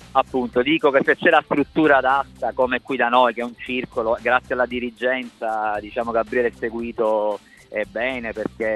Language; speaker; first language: Italian; native; Italian